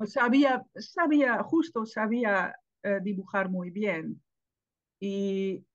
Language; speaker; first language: Spanish; non-native, fluent; Dutch